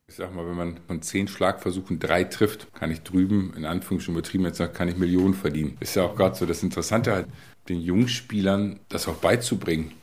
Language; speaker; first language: German; native; German